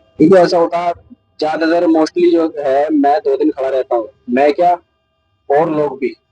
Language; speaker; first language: Hindi; native; Hindi